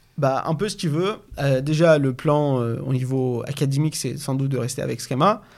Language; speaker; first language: French; non-native, fluent; Arabic